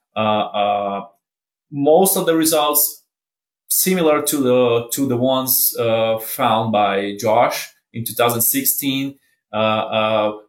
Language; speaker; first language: English; non-native, fluent; Portuguese